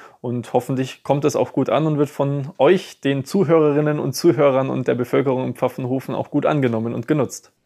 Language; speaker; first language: German; native; German